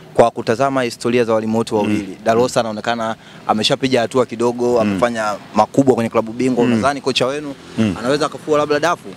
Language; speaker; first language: Swahili; native; Swahili